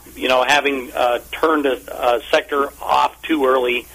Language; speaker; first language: English; native; English